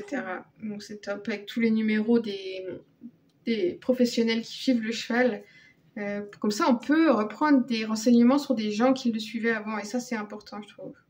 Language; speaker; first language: French; native; French